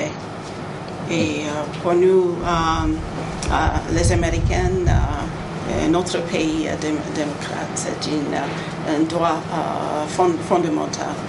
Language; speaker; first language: French; non-native, learner; English